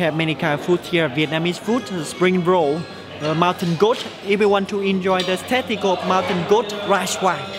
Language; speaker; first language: English; non-native, fluent; Vietnamese